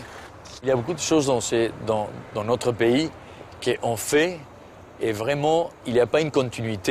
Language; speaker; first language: French; non-native, fluent; Spanish